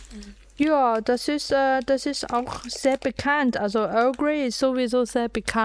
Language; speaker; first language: German; non-native, fluent; Chinese